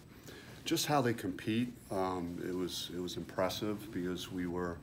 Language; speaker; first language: English; native; English